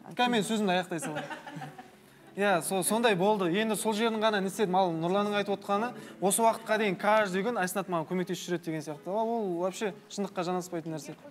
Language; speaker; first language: Kazakh; native; Kazakh